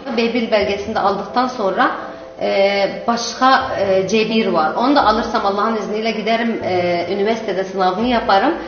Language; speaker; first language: Turkish; non-native, learner; Arabic